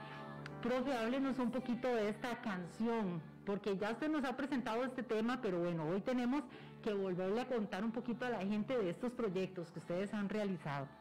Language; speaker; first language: Spanish; native; Spanish